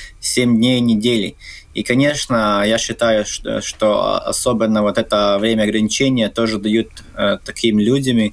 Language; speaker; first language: Russian; non-native, local second language; Latvian